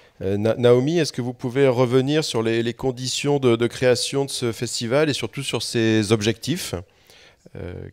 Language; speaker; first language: French; native; French